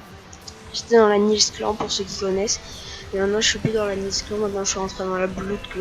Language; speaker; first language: French; native; French